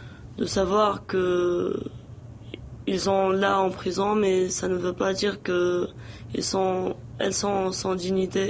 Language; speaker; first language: French; non-native, local second language; Arabic